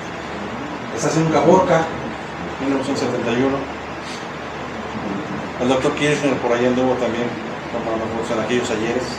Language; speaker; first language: Spanish; native; Spanish